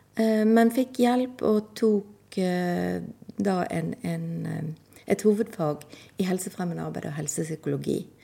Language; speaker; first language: Norwegian; native; Norwegian